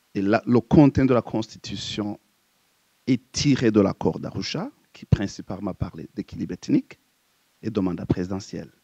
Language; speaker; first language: French; non-native, local second language; Rundi